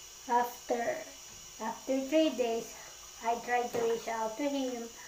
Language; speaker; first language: English; non-native, local second language; Filipino